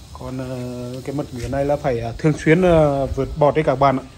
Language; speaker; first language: Vietnamese; native; Vietnamese